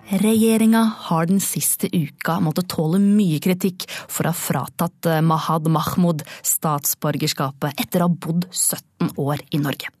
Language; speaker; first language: Norwegian; native; Norwegian